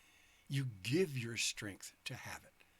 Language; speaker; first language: English; native; English